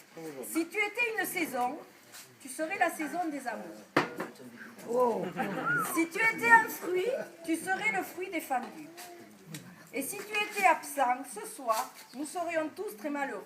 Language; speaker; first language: French; native; French